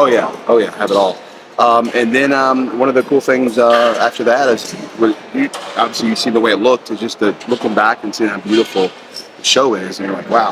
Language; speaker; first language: English; native; English